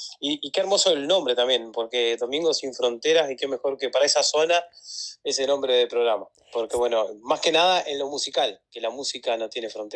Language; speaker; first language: Spanish; native; Spanish